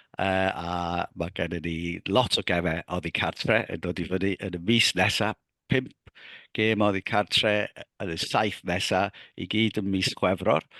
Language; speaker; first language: Welsh; native; Welsh